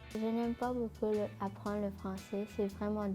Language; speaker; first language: French; non-native, learner; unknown